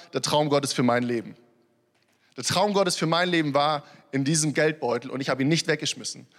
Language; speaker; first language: German; early bilingual, other home language; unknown